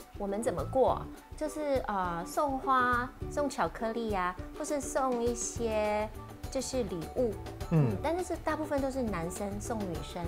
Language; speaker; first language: Chinese; non-native, fluent; Vietnamese